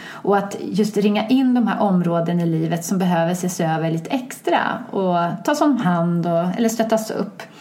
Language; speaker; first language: Swedish; native; Swedish